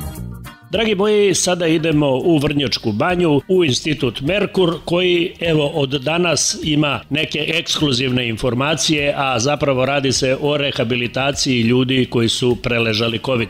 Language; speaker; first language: Serbian; native; Serbian